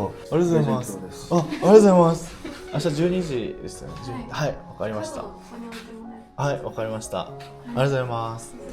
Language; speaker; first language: Japanese; native; Japanese